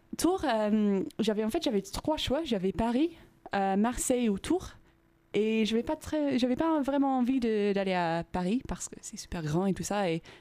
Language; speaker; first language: French; non-native, learner; English